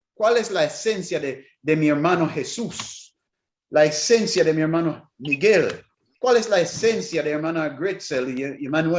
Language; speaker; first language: Spanish; non-native, fluent; English